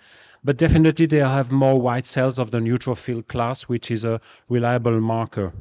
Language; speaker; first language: English; non-native, fluent; French